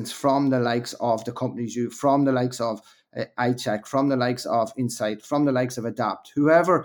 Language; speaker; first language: English; native; English